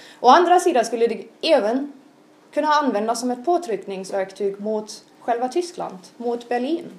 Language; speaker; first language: Swedish; non-native, fluent; German